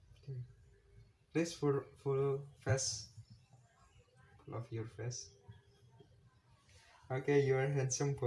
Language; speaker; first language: English; non-native, learner; Indonesian